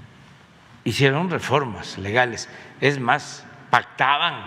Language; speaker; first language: Spanish; native; Spanish